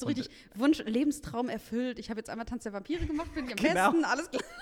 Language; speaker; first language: German; native; German